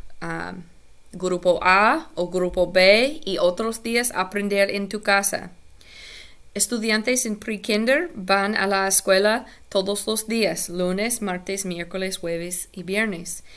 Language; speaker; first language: Spanish; non-native, learner; English